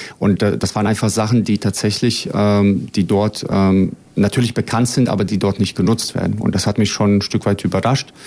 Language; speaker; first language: German; early bilingual, other home language; Bosnian